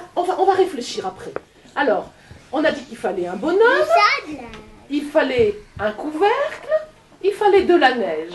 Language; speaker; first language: French; native; French